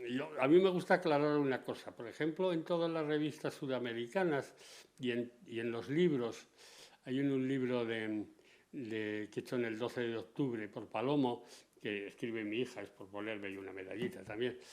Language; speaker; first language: Spanish; native; Spanish